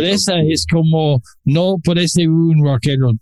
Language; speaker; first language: Spanish; non-native, learner; English